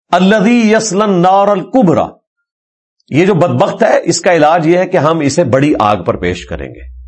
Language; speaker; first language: Urdu; non-native, local second language; Punjabi